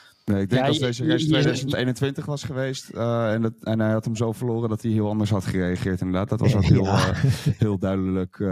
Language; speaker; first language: Dutch; native; Dutch